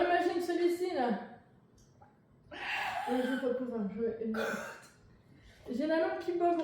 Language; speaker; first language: French; native; French